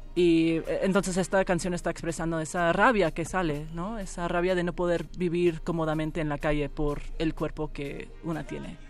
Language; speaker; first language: Spanish; early bilingual, heritage; Spanish